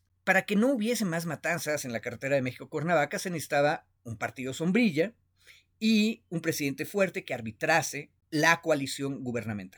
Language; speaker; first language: Spanish; native; Spanish